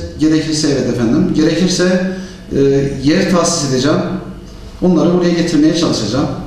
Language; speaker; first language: Turkish; non-native, local second language; Kurdish